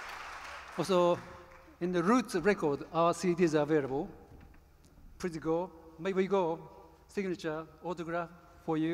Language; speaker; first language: English; non-native, learner; Japanese